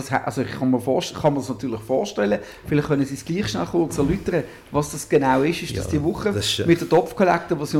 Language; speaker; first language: German; native; German